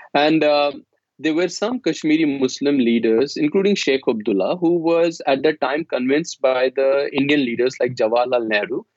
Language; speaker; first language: English; non-native, local second language; Kashmiri